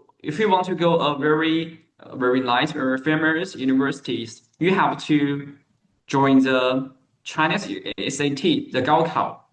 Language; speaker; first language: English; non-native, learner; Chinese